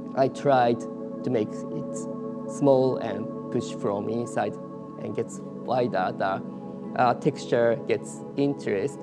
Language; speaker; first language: English; non-native, learner; Japanese